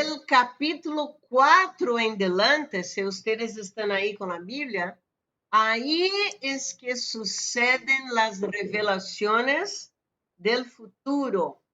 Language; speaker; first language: Spanish; non-native, fluent; Portuguese